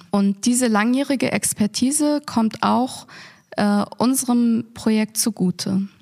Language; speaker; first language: German; native; German